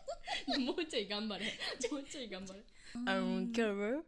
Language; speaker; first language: Japanese; native; Japanese